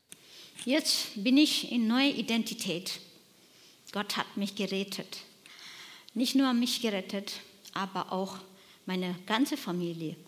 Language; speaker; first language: German; non-native, learner; Nepali